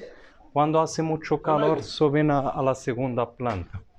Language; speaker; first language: Spanish; non-native, fluent; Arabic